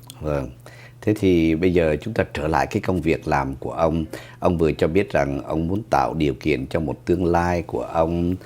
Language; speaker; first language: Vietnamese; native; Vietnamese